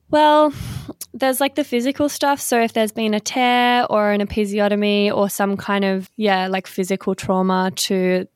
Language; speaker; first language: English; native; English